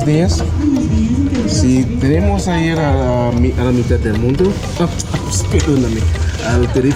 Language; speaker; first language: Spanish; non-native, learner; Haitian Creole